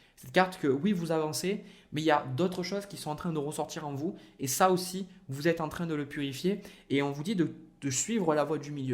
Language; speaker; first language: French; native; French